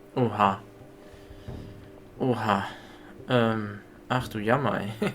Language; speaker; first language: German; native; German